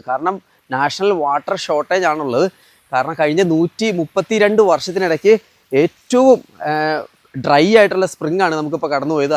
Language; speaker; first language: Malayalam; native; Malayalam